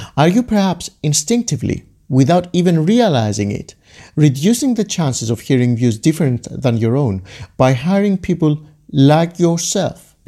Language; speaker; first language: English; non-native, fluent; Greek